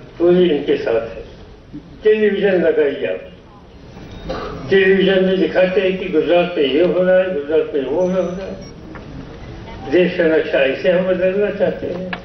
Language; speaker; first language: Hindi; non-native, local second language; Marathi